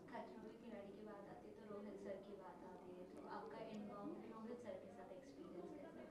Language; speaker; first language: Hindi; native; Hindi